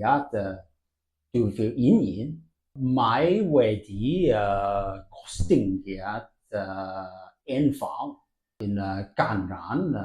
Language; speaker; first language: Welsh; non-native, learner; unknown